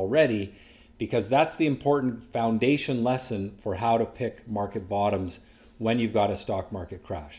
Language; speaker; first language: English; native; English